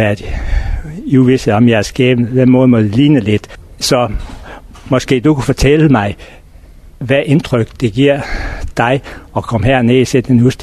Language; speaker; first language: Danish; native; Danish